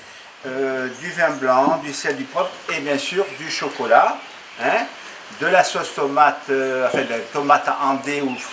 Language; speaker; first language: French; native; French